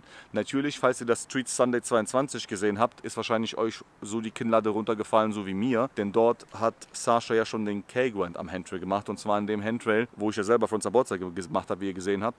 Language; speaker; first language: German; native; German